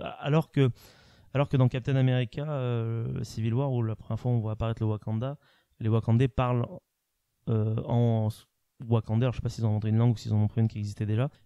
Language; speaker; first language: French; native; French